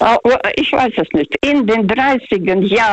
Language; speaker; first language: German; non-native, learner; Russian